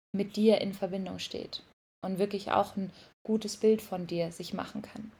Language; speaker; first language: German; native; German